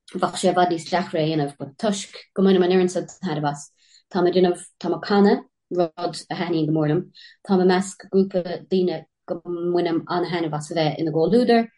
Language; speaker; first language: Irish; native; Irish